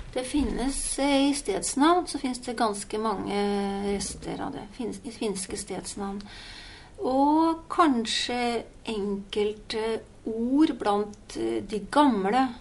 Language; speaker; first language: Norwegian; native; Norwegian